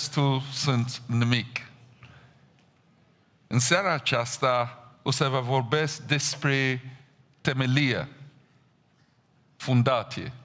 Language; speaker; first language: Romanian; non-native, fluent; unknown